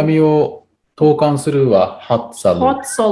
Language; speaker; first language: Japanese; non-native, fluent; Tatar